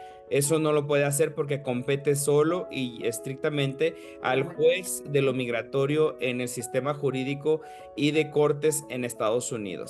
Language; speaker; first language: Spanish; native; Spanish